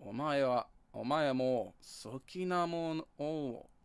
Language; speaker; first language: Japanese; non-native, learner; English